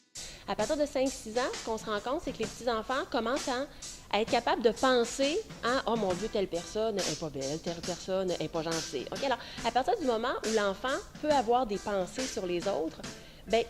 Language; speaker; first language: French; native; French